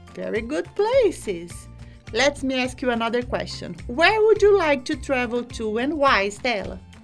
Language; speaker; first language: English; non-native, fluent; Portuguese